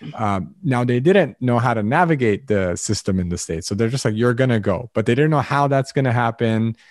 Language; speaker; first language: English; early bilingual, other home language; Arabic